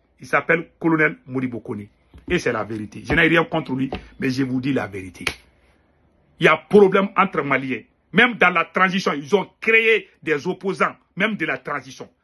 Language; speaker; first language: French; non-native, local second language; Bambara